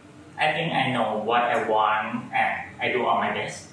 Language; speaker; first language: English; non-native, learner; Thai